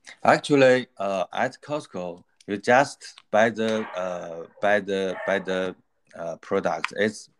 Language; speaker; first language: English; non-native, learner; Chinese